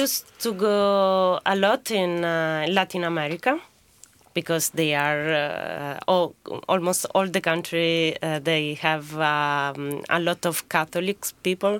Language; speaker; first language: English; non-native, fluent; Italian